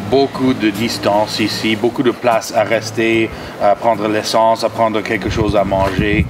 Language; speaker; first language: French; non-native, local second language; English